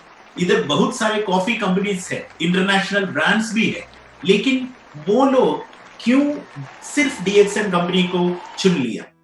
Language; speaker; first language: Hindi; non-native, local second language; Malayalam